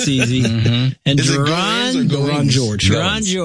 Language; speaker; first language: English; native; English